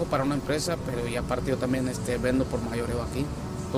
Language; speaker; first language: Spanish; native; Spanish